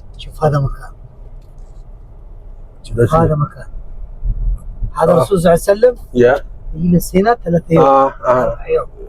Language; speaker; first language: Arabic; non-native, learner; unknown